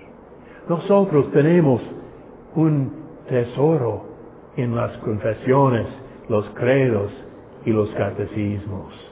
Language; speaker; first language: Spanish; non-native, fluent; English